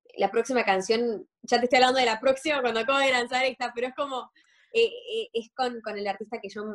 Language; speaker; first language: Spanish; native; Spanish